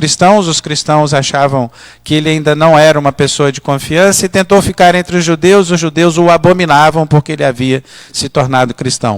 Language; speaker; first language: Portuguese; native; Portuguese